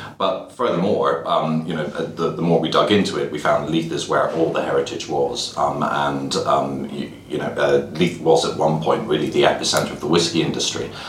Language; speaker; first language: English; native; English